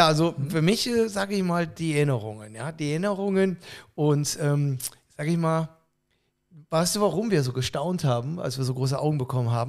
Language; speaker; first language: German; native; German